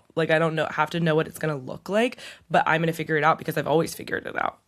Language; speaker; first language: English; native; English